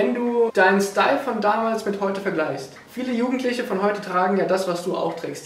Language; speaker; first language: German; native; German